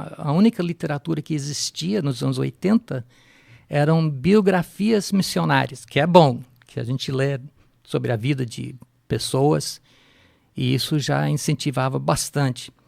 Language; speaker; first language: Portuguese; non-native, fluent; English